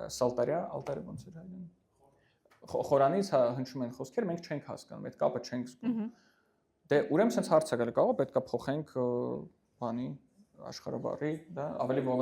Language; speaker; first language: Armenian; early bilingual, heritage; Armenian